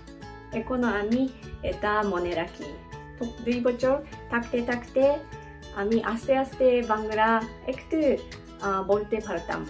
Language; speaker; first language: Bangla; non-native, learner; Japanese